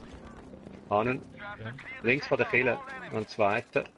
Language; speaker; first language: German; native; German